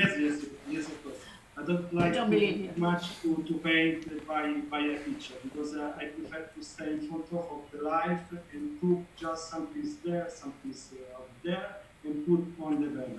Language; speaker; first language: English; non-native, learner; Italian